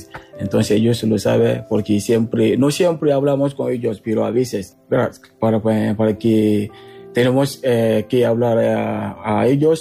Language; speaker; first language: Spanish; non-native, learner; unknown